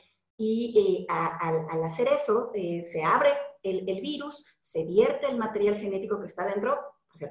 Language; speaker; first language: Spanish; native; Spanish